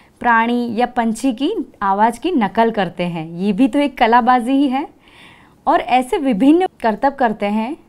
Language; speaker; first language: Hindi; non-native, local second language; Gujarati